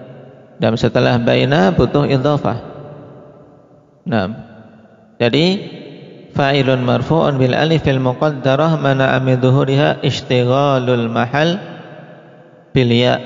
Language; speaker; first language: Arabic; non-native, fluent; Indonesian